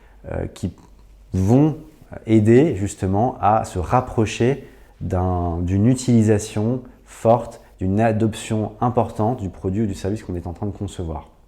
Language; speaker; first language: French; native; French